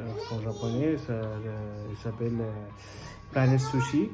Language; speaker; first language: French; non-native, learner; Bangla